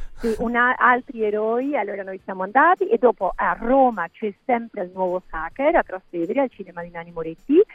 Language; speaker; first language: Italian; non-native, fluent; Spanish